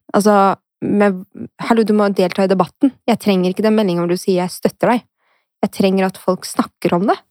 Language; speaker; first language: Norwegian; early bilingual, other home language; Arabic